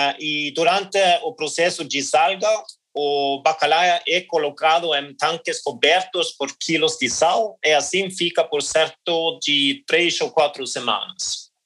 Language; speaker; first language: Portuguese; non-native, learner; Norwegian